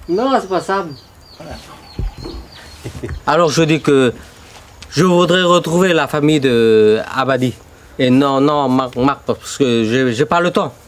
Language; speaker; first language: French; early bilingual, other home language; Vietnamese